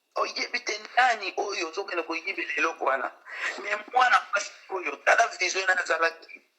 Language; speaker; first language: Lingala; native; Lingala